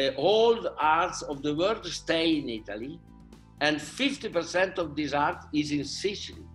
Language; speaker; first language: English; non-native, learner; Italian